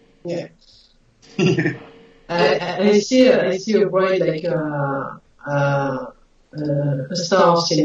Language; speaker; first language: English; non-native, learner; French